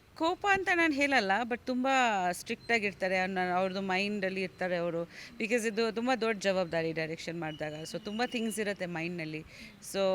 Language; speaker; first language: Kannada; non-native, fluent; Bangla